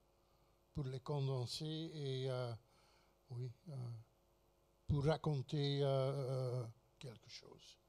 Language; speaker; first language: French; non-native, fluent; Dutch